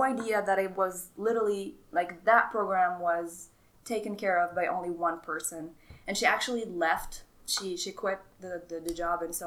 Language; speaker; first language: English; non-native, fluent; Arabic